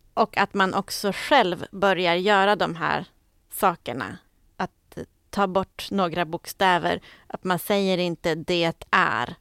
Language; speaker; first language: Swedish; native; Swedish